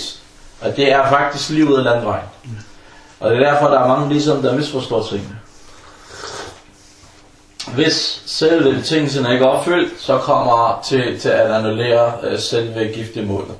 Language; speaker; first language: Danish; early bilingual, other home language; Arabic